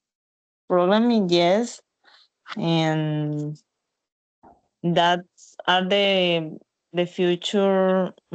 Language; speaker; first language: English; non-native, learner; Spanish